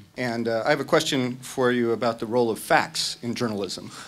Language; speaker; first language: English; native; English